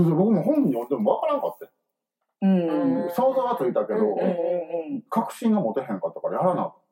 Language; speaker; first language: Japanese; native; Japanese